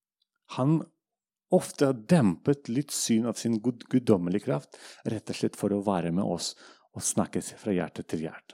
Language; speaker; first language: Norwegian; non-native, fluent; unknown